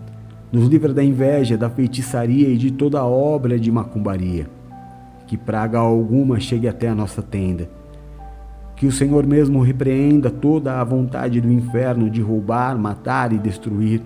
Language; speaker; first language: Portuguese; native; Portuguese